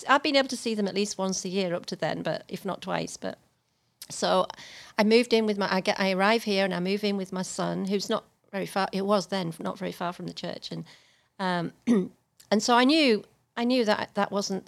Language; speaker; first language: English; native; English